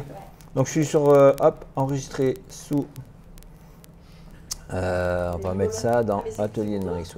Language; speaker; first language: French; native; French